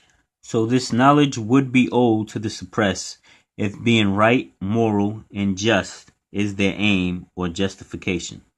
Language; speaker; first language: English; native; English